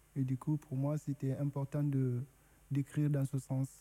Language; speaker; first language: French; non-native, local second language; Susu